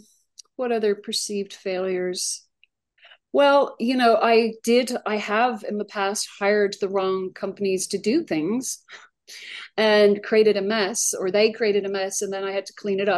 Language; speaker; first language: English; native; English